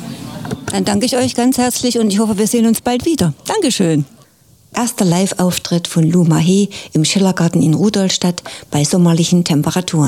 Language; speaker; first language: German; native; German